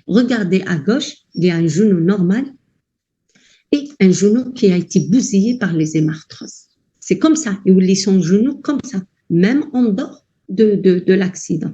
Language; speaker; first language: French; non-native, local second language; Arabic